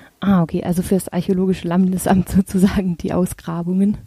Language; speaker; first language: German; native; German